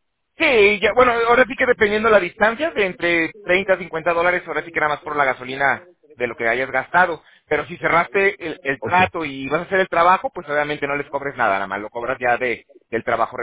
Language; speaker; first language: Spanish; native; Spanish